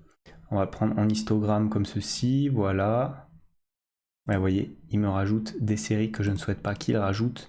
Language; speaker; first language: French; native; French